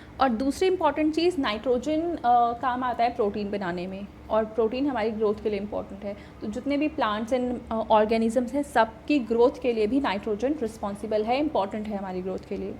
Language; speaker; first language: Hindi; native; Hindi